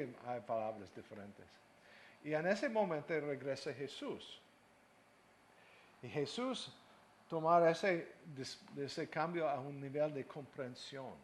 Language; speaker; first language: Spanish; non-native, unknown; English